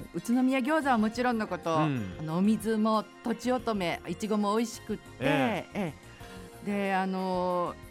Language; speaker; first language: Japanese; native; Japanese